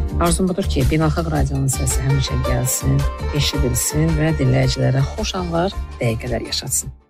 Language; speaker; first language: Azerbaijani; native; Azerbaijani